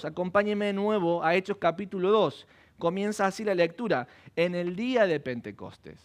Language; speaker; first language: Spanish; native; Spanish